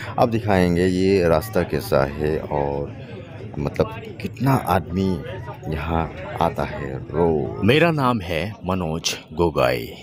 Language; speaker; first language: Hindi; non-native, local second language; Assamese